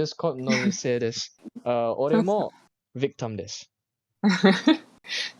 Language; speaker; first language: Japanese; non-native, learner; Malay